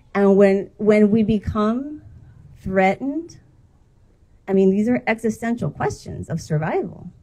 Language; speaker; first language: English; native; English